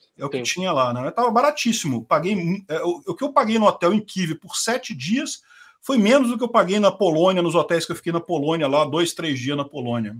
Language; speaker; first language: Portuguese; native; Portuguese